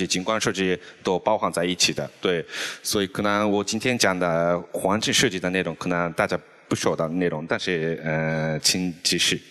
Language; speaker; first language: Chinese; non-native, fluent; Japanese